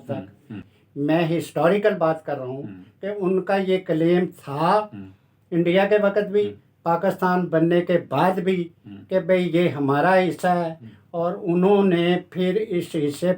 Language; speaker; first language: Urdu; non-native, local second language; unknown